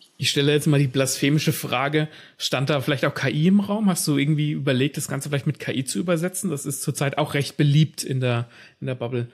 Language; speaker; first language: German; native; German